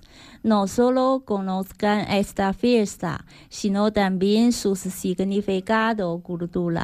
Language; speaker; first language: Spanish; non-native, learner; Chinese